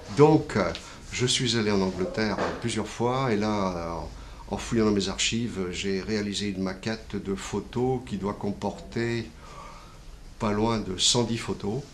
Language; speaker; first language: French; native; French